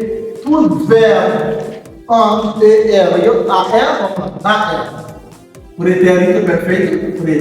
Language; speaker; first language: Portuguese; non-native, fluent; Haitian Creole